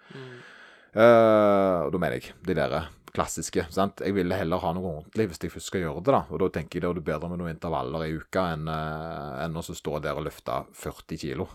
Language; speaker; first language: Norwegian; native; Norwegian